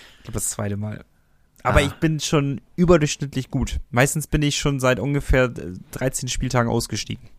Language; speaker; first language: German; native; German